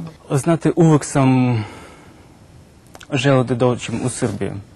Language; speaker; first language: Croatian; non-native, fluent; Russian